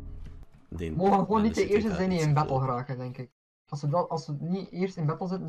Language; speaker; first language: Dutch; native; Dutch